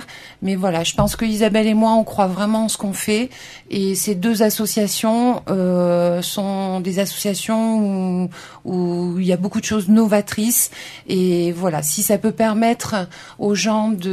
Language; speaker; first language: French; native; French